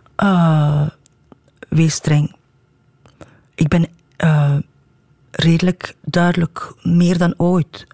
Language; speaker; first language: Dutch; native; Dutch